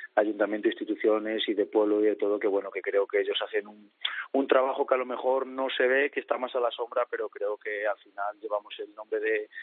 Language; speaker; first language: Spanish; native; Spanish